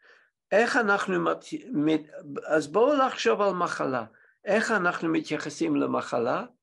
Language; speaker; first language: Hebrew; non-native, fluent; English